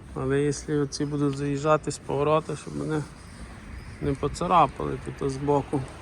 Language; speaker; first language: Ukrainian; native; Ukrainian